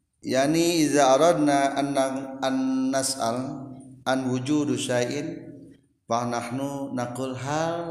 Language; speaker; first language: Arabic; non-native, fluent; Indonesian